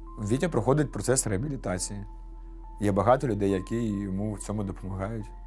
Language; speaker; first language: Ukrainian; non-native, local second language; Russian